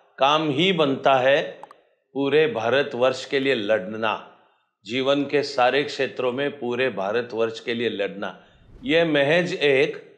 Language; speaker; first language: Hindi; non-native, local second language; Marathi